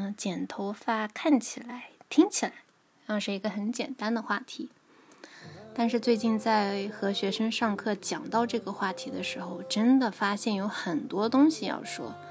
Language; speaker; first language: Chinese; native; Chinese